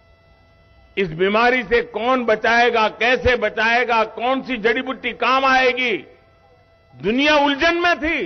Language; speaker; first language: Hindi; non-native, local second language; Gujarati